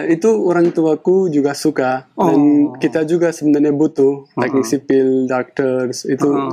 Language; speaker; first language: Indonesian; non-native, fluent; Pashto